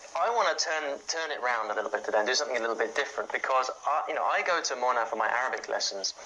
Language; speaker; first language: English; native; English